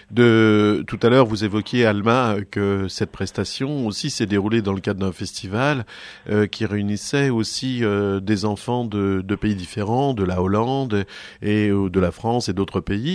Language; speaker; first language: French; native; French